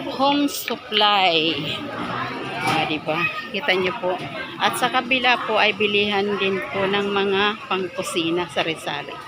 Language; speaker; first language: Filipino; native; Filipino